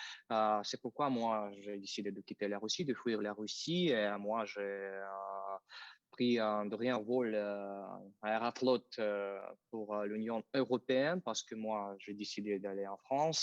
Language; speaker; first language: French; non-native, fluent; Russian